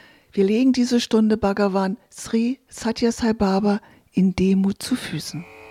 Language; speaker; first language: German; native; German